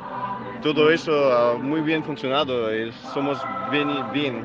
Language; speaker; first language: Spanish; non-native, learner; French